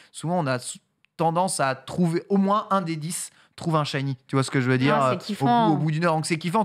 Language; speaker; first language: French; native; French